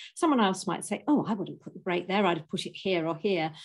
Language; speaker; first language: English; native; English